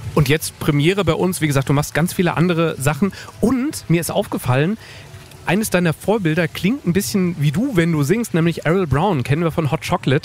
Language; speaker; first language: German; native; German